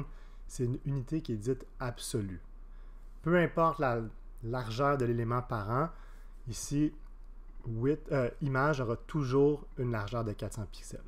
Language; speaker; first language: French; native; French